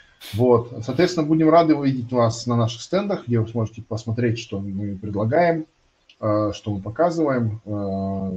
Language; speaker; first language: Russian; native; Russian